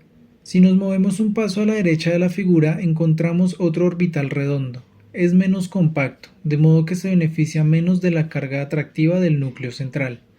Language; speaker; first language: Spanish; native; Spanish